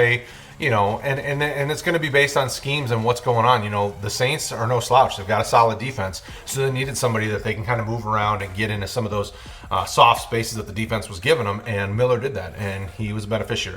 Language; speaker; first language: English; native; English